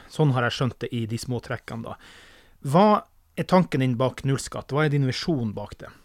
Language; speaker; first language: Norwegian; native; Norwegian